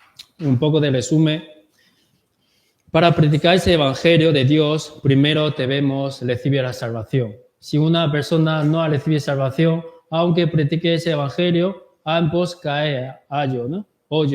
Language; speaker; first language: Spanish; non-native, learner; Korean